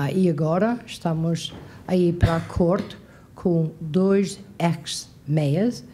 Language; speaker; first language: Portuguese; native; Portuguese